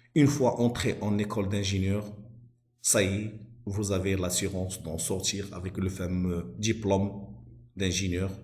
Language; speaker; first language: French; non-native, local second language; Arabic